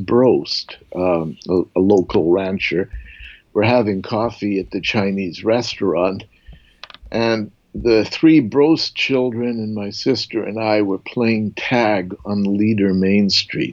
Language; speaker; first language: English; native; English